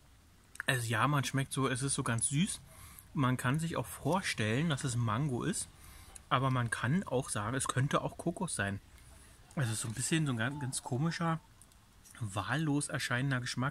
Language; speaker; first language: German; native; German